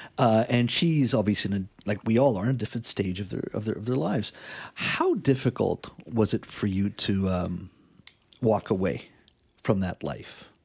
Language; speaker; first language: English; native; English